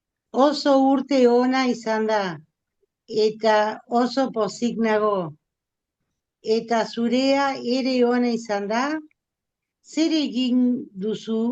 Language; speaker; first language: Basque; non-native, learner; Spanish